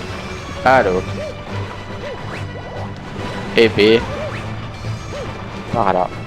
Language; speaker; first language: French; native; French